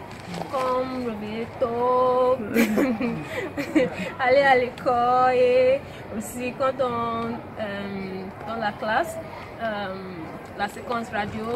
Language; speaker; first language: French; non-native, learner; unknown